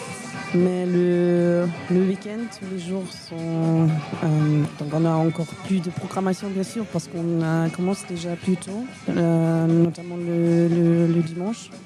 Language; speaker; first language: French; non-native, fluent; German